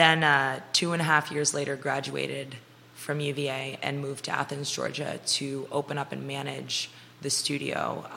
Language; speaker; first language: English; native; English